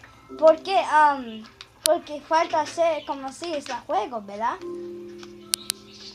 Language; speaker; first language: Spanish; early bilingual, heritage; Spanish